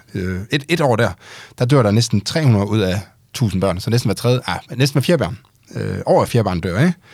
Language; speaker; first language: Danish; native; Danish